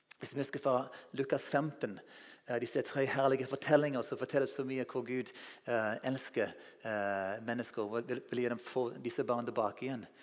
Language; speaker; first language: Norwegian; non-native, fluent; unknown